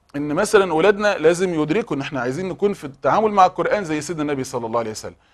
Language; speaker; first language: Arabic; native; Arabic